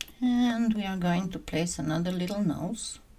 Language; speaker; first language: English; non-native, fluent; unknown